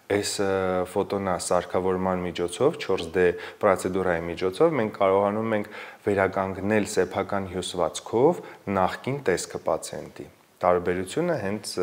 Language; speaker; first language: Armenian; native; Armenian